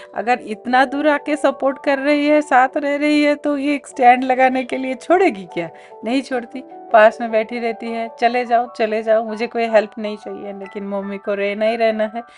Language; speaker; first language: Hindi; non-native, local second language; Bangla